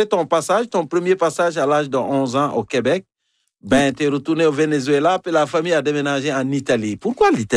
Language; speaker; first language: French; native; French